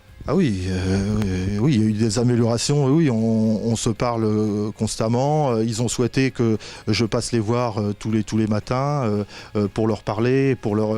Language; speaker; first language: French; native; French